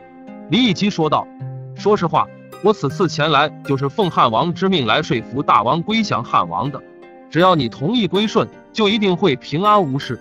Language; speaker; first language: Chinese; native; Chinese